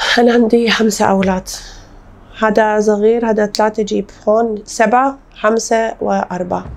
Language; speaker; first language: Arabic; non-native, learner; German